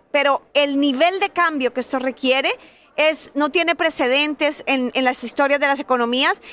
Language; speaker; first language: Spanish; native; Spanish